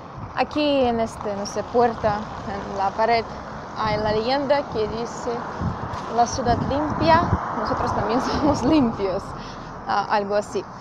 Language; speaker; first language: Spanish; non-native, fluent; Russian